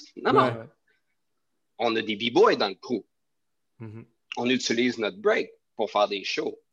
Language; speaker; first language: French; native; French